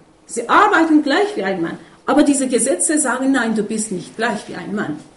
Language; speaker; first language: German; non-native, fluent; Persian